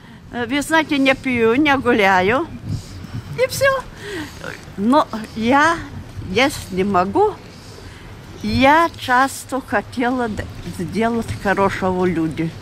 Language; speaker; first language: Russian; non-native, learner; Lithuanian